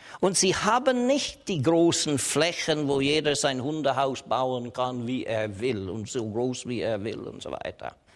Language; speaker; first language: German; non-native, fluent; English